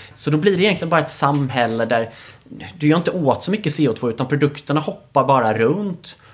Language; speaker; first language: Swedish; native; Swedish